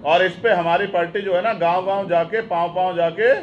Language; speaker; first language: Hindi; native; Hindi